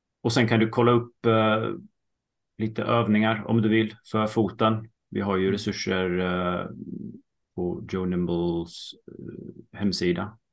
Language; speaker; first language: Swedish; early bilingual, heritage; Swedish